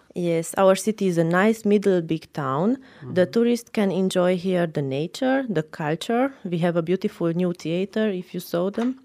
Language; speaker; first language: English; non-native, learner; Romanian